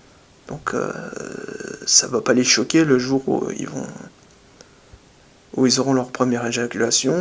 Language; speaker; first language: French; native; French